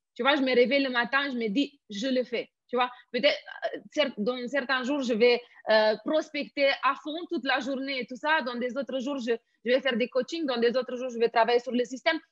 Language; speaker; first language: French; non-native, fluent; Romanian